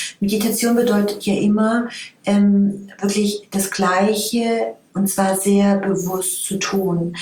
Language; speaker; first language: German; native; German